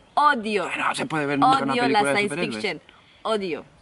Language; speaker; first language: Spanish; non-native, fluent; Romanian